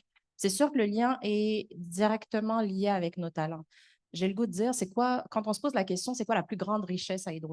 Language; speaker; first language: French; native; French